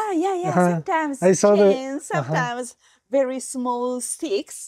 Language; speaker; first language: English; non-native, learner; Japanese